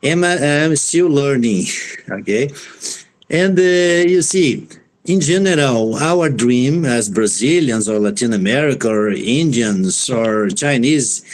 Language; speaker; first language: English; non-native, fluent; Portuguese